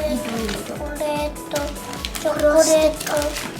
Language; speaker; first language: Japanese; early bilingual, heritage; Japanese